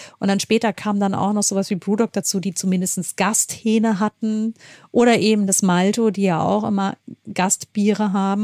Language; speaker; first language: German; native; German